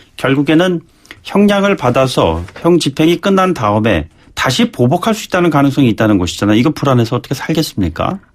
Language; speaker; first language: Korean; native; Korean